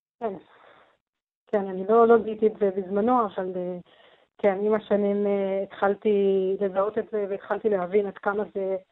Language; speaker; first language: Hebrew; non-native, local second language; Arabic